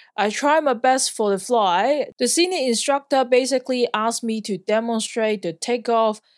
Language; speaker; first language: English; non-native, local second language; Cantonese